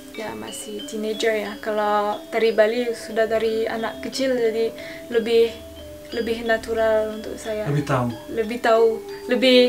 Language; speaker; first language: Indonesian; non-native, learner; French